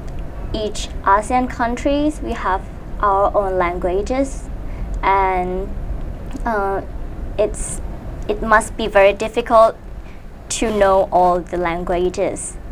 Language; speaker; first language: English; non-native, fluent; Thai